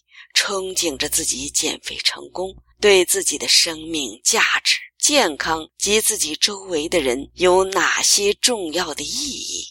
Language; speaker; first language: Chinese; native; Chinese